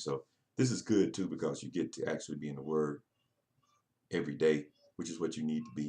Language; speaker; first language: English; native; English